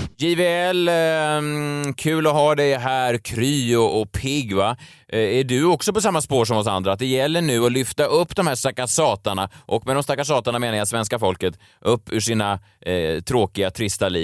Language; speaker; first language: Swedish; native; Swedish